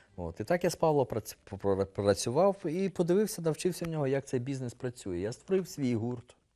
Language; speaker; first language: Ukrainian; native; Ukrainian